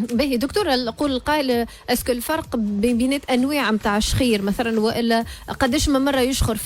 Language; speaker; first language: Arabic; native; Arabic